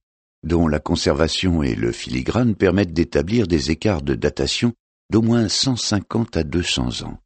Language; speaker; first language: French; native; French